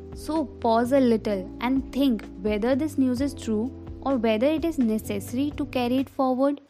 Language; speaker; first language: Hindi; native; Hindi